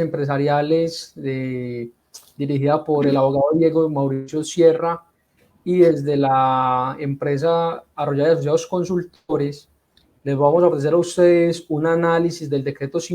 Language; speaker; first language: Spanish; native; Spanish